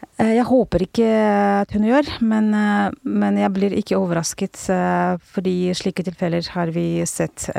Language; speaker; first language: Norwegian; non-native, fluent; Russian